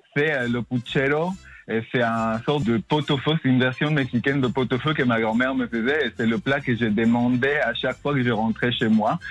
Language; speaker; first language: French; non-native, fluent; Spanish